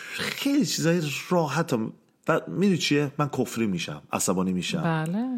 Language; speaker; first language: Persian; early bilingual, heritage; Persian